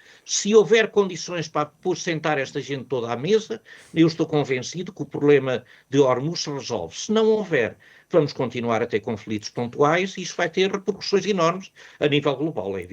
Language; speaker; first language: Portuguese; native; Portuguese